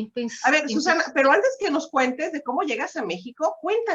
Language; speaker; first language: Spanish; native; Spanish